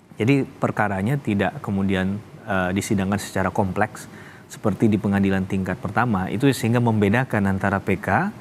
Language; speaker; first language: Indonesian; native; Indonesian